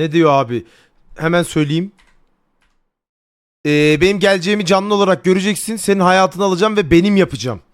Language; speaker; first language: Turkish; native; Turkish